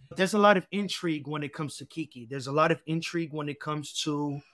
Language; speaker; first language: English; native; English